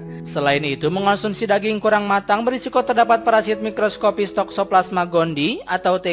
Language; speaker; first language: Indonesian; native; Indonesian